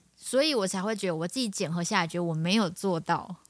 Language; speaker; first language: Chinese; native; Chinese